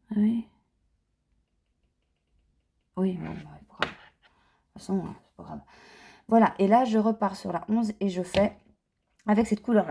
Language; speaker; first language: French; native; French